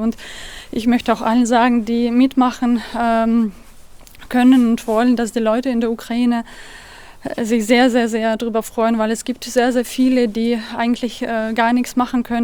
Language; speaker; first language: German; non-native, fluent; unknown